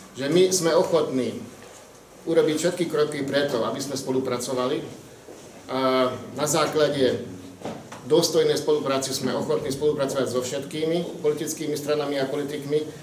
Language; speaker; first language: Slovak; non-native, local second language; Hungarian